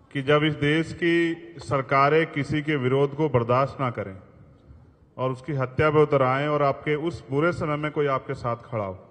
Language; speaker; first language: Hindi; native; Hindi